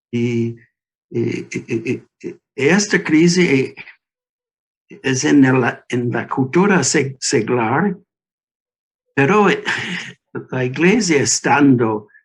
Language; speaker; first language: Spanish; non-native, learner; English